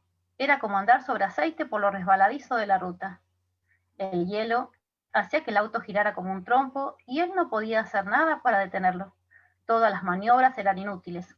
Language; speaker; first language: Spanish; native; Spanish